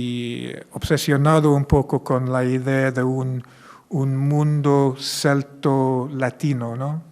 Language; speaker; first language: Spanish; non-native, fluent; English